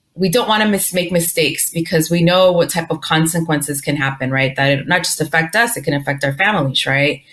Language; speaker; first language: English; early bilingual, other home language; Spanish